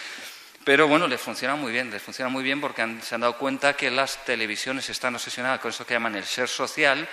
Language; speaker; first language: Spanish; native; Spanish